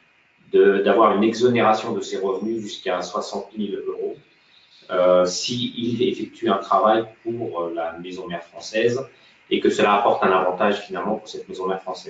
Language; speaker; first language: French; native; French